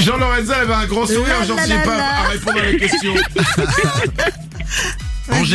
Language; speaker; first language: French; native; French